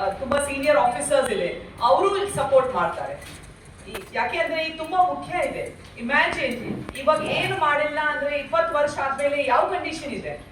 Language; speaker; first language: Kannada; non-native, learner; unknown